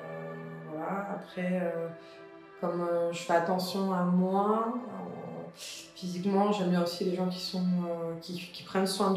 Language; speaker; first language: French; early bilingual, other home language; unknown